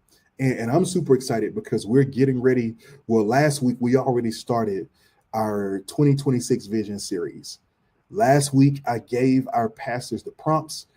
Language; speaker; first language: English; native; English